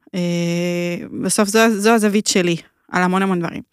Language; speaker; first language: Hebrew; native; Hebrew